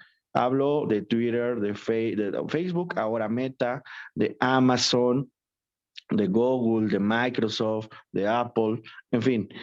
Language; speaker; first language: Spanish; native; Spanish